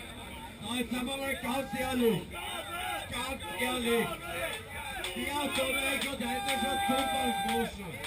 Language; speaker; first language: German; native; German